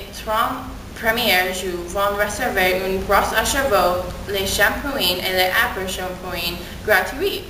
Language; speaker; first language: French; non-native, learner; English